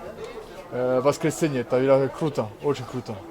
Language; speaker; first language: Russian; non-native, learner; French